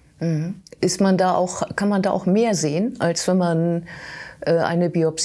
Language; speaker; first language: German; native; German